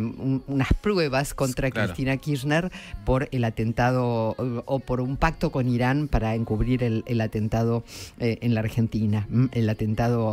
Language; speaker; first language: Spanish; native; Spanish